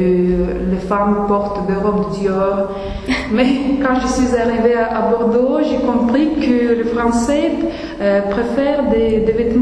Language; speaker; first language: French; non-native, fluent; Russian